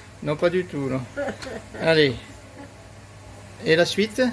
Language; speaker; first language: French; native; French